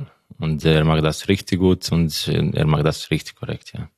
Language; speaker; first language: German; non-native, learner; Croatian